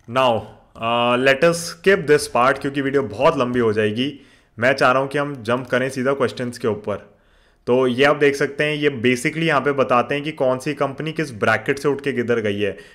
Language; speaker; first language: Hindi; native; Hindi